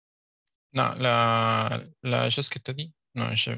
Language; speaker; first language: French; non-native, learner; Spanish